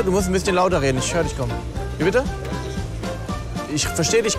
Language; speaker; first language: German; native; German